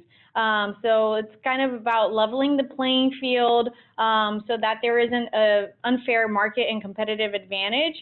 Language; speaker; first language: English; early bilingual, other home language; Portuguese